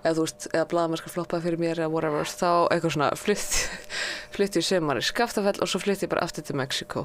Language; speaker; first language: Icelandic; native; Icelandic